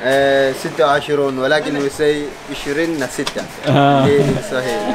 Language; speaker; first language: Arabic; non-native, learner; Swahili